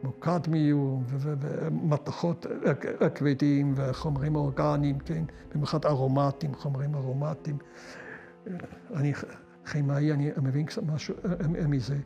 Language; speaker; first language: Hebrew; non-native, fluent; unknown